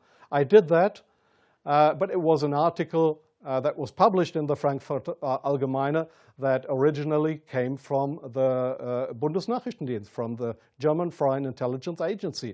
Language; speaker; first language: English; non-native, fluent; German